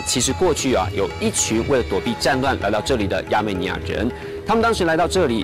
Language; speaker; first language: Chinese; native; Chinese